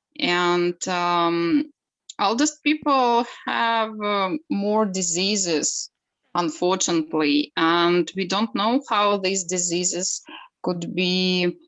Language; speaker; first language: English; non-native, learner; Ukrainian